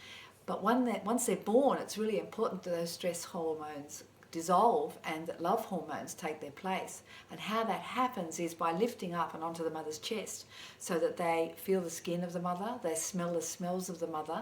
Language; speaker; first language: English; native; English